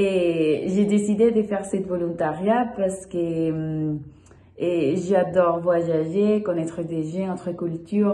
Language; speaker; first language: French; non-native, fluent; Spanish